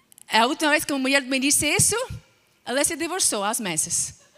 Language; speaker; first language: Portuguese; non-native, fluent; English